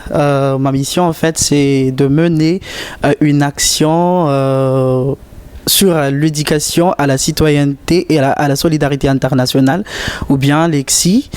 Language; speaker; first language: French; native; French